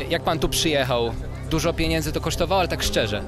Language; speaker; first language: Polish; native; Polish